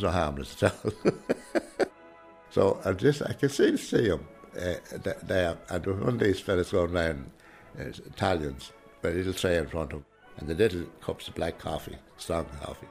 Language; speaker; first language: English; native; English